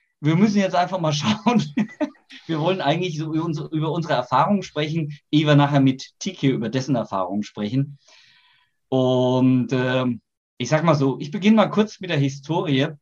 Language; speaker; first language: German; native; German